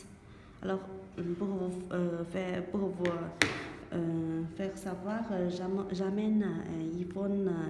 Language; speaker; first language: French; non-native, learner; Chinese